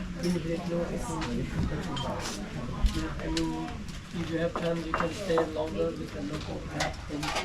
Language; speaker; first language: English; non-native, learner; Thai